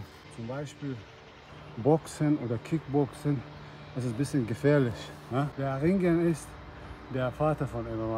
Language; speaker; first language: German; non-native, learner; Chechen